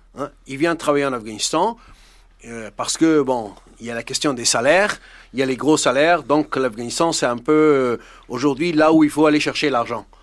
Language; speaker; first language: French; non-native, fluent; Persian